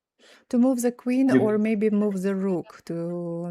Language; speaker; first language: English; non-native, fluent; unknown